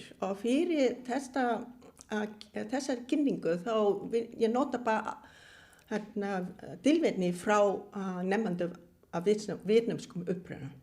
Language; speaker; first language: Icelandic; non-native, fluent; Vietnamese